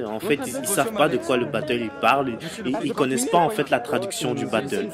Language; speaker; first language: French; native; French